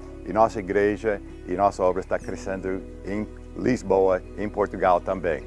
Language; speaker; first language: Portuguese; non-native, fluent; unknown